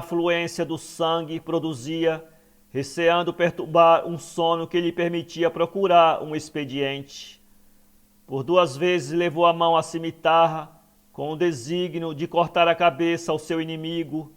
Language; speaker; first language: Portuguese; native; Portuguese